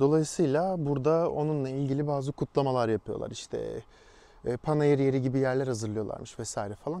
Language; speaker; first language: Turkish; native; Turkish